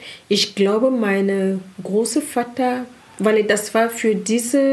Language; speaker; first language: German; non-native, learner; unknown